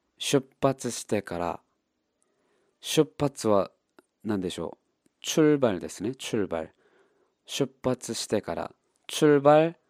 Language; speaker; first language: Japanese; non-native, fluent; Korean